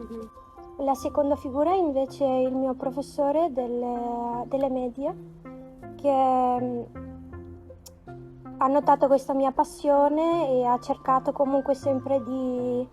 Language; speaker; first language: Italian; non-native, fluent; Macedonian